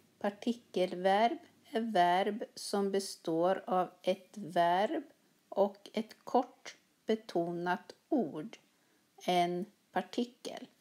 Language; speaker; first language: Swedish; native; Swedish